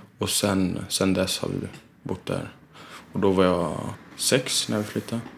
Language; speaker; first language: Swedish; early bilingual, other home language; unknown